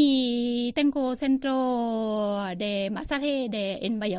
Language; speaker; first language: Spanish; non-native, learner; Thai